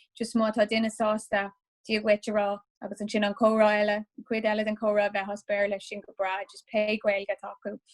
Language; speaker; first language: Irish; non-native, local second language; English